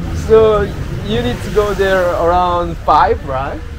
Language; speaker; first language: English; non-native, learner; Korean